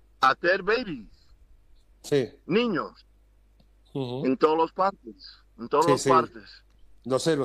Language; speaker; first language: Spanish; non-native, learner; English